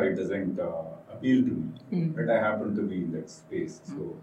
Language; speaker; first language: English; non-native, local second language; Kannada